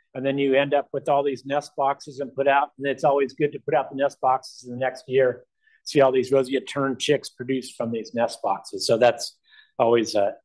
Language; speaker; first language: English; native; English